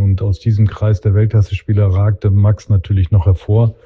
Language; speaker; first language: German; native; German